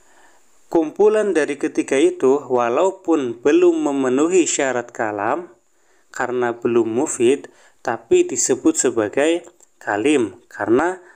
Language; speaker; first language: Indonesian; native; Indonesian